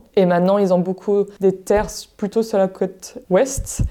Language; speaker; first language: French; non-native, local second language; English